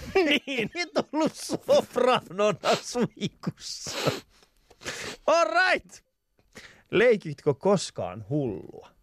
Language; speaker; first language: Finnish; early bilingual, other home language; Persian